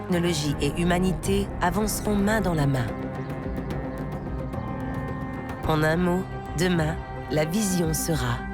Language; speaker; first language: French; native; French